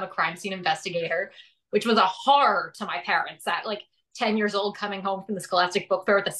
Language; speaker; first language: English; native; English